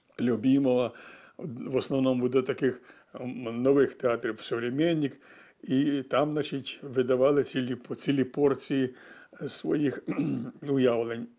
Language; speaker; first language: Ukrainian; native; Ukrainian